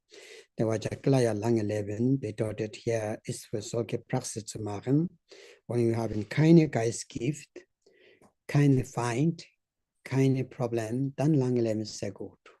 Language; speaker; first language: German; non-native, learner; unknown